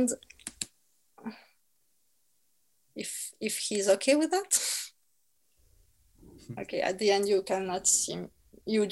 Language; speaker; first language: English; non-native, fluent; French